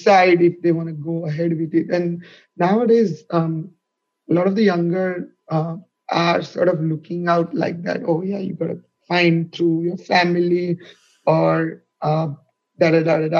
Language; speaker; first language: English; non-native, local second language; Gujarati